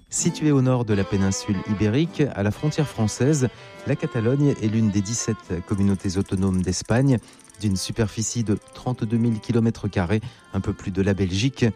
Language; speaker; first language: French; native; French